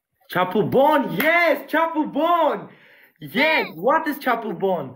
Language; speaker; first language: English; non-native, learner; Albanian